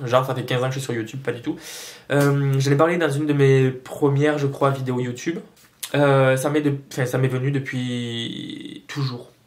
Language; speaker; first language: French; native; French